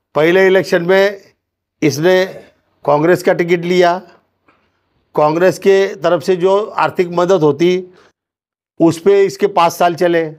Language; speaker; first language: Hindi; non-native, local second language; Marathi